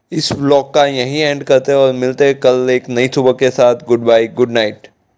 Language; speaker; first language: Hindi; non-native, local second language; Gujarati